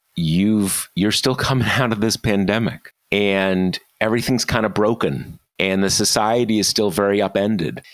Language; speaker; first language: English; native; English